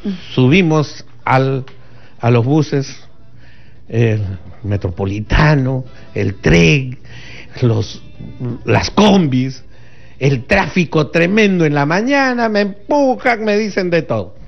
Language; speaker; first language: Spanish; native; Spanish